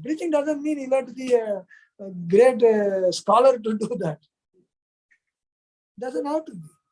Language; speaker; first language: English; non-native, local second language; Hindi